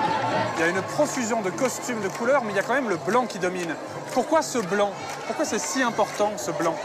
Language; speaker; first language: French; native; French